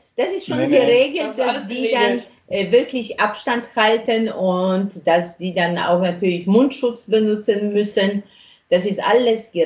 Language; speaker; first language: German; non-native, fluent; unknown